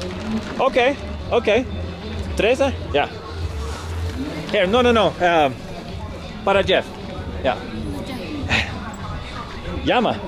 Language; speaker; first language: Spanish; non-native, learner; English